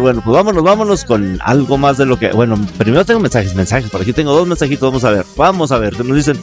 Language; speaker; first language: Spanish; native; Spanish